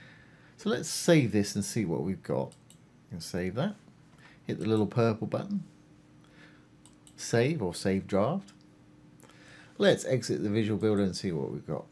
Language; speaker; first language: English; native; English